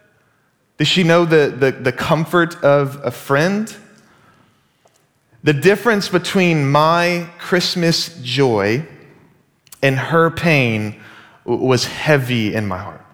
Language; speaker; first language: English; native; English